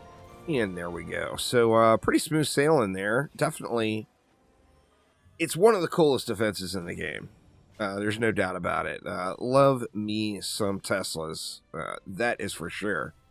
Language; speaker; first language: English; native; English